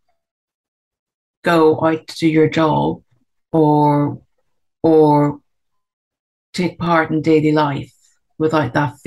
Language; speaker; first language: English; native; English